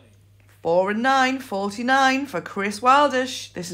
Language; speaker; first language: English; native; English